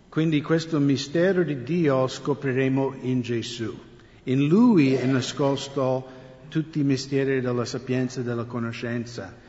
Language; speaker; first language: Italian; non-native, fluent; English